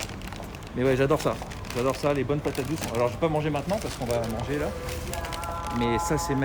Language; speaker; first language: French; native; French